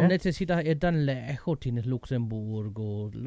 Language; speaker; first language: Spanish; non-native, learner; German